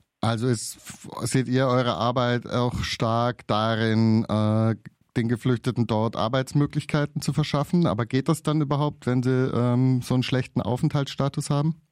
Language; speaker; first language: German; native; German